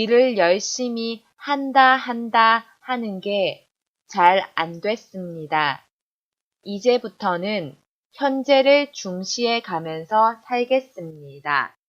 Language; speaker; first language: Korean; non-native, fluent; Chinese